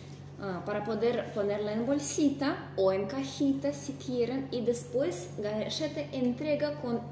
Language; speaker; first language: Spanish; non-native, fluent; Russian